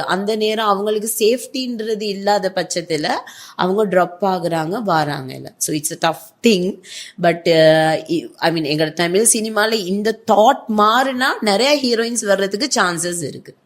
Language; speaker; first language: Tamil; native; Tamil